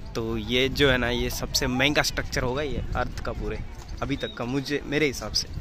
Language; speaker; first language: Hindi; non-native, local second language; Marathi